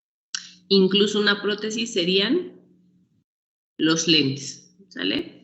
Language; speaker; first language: Spanish; native; Spanish